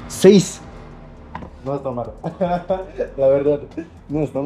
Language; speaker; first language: Spanish; non-native, learner; French